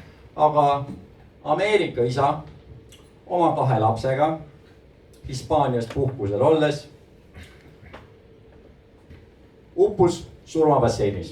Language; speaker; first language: Estonian; native; Estonian